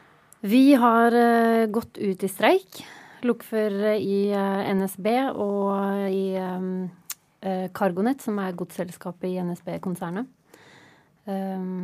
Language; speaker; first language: Norwegian; native; Norwegian